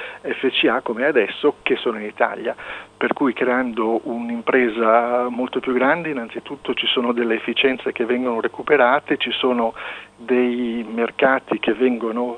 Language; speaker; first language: Italian; native; Italian